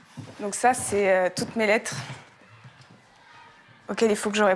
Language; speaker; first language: French; native; French